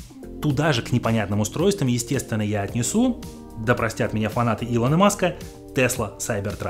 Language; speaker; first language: Russian; native; Russian